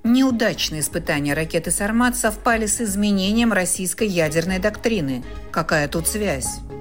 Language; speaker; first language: Russian; native; Russian